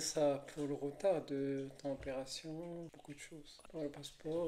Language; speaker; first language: French; non-native, learner; Arabic